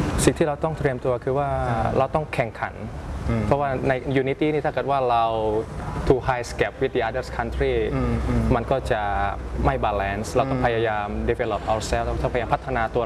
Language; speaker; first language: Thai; early bilingual, other home language; Indonesian